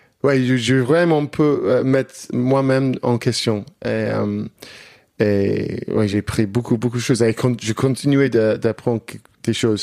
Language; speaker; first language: French; non-native, fluent; English